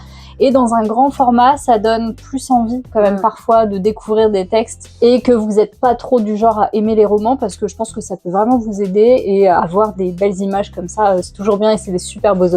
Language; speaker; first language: French; native; French